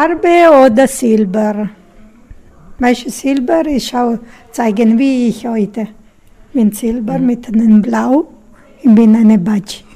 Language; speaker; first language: German; non-native, learner; Italian